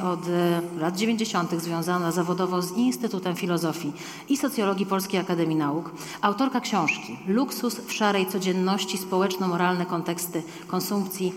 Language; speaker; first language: Polish; native; Polish